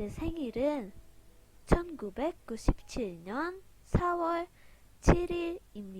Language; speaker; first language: Korean; non-native, fluent; Indonesian